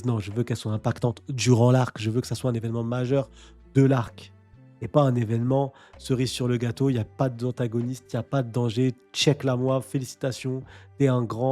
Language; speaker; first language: French; native; French